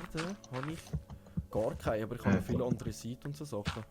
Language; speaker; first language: German; native; German